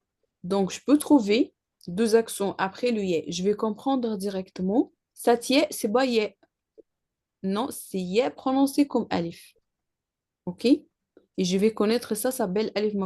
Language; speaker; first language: French; non-native, learner; Arabic